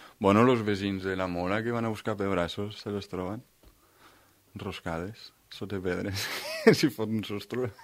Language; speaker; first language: Catalan; native; Catalan